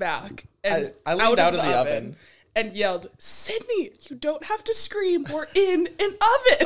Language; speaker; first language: English; native; English